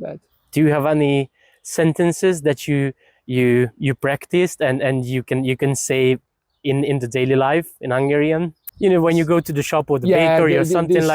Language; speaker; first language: English; non-native, fluent; Hungarian